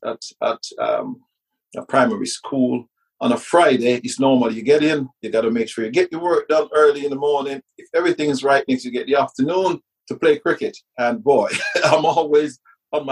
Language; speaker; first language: English; early bilingual, other home language; Jamaican Creole English